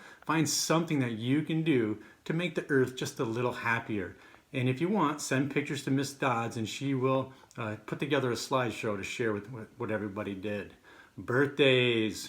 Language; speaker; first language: English; native; English